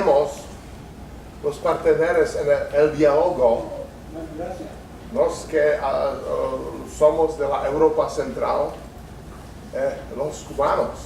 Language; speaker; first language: Spanish; non-native, learner; Czech